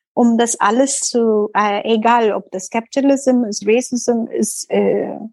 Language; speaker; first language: German; non-native, learner; Tamil